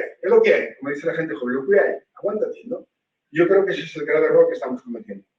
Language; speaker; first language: Spanish; native; Spanish